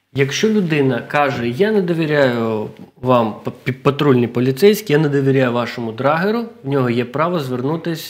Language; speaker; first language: Ukrainian; non-native, local second language; Russian